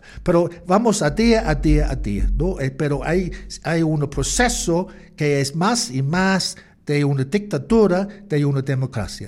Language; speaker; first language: Spanish; non-native, learner; English